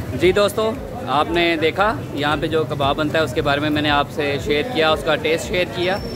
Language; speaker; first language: Urdu; non-native, local second language; Northern Hindko